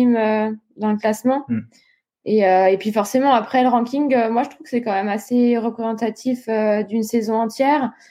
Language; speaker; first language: French; native; French